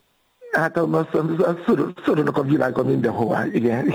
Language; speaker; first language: Hungarian; non-native, fluent; Yoruba